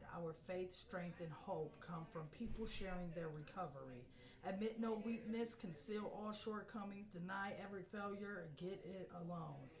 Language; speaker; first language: English; native; English